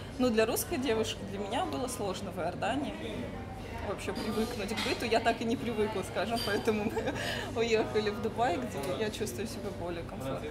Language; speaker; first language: Russian; native; Russian